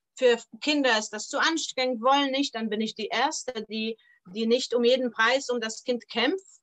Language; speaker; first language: German; non-native, fluent; Polish